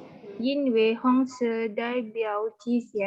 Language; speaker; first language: Chinese; non-native, learner; Malay